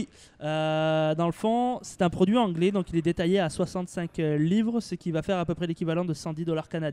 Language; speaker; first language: French; native; French